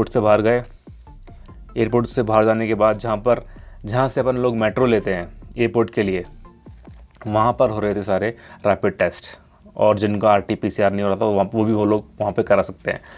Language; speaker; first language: Hindi; native; Hindi